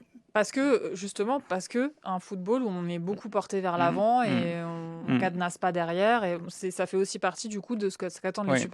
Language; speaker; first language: French; native; French